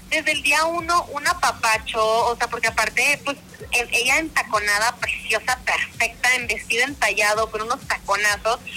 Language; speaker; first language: Spanish; native; Spanish